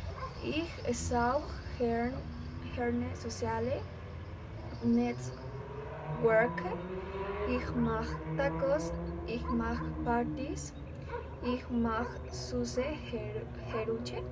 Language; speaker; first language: German; non-native, learner; Spanish